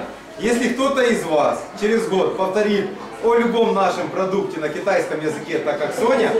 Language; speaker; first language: Russian; native; Russian